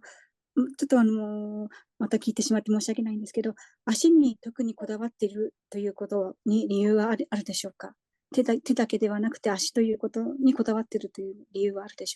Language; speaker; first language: Japanese; native; Japanese